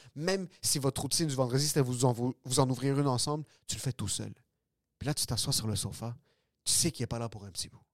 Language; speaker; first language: French; early bilingual, other home language; Arabic